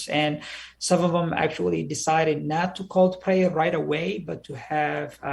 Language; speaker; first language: English; early bilingual, other home language; Somali